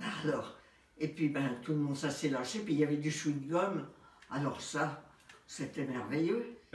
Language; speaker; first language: French; native; French